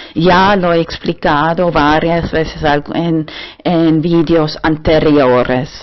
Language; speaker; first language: Spanish; non-native, learner; German